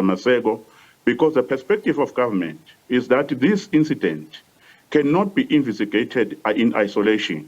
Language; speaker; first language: English; non-native, local second language; Swati